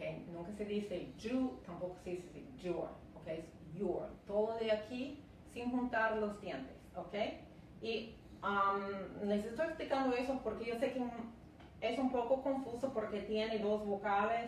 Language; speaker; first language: Spanish; non-native, fluent; English